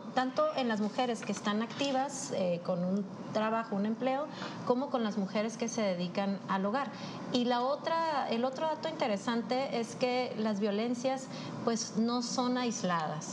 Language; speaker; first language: Spanish; native; Spanish